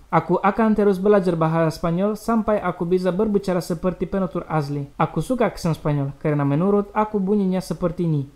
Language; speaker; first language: Indonesian; non-native, learner; Romanian